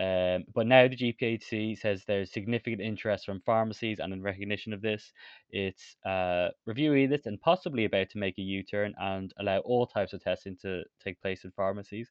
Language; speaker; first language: English; native; English